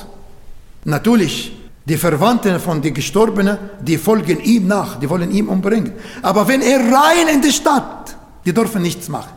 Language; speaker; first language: German; non-native, learner; Arabic